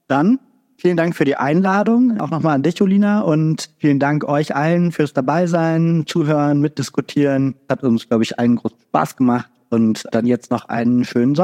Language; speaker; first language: German; native; German